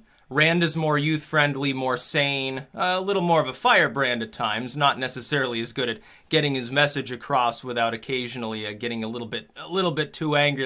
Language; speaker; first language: English; native; English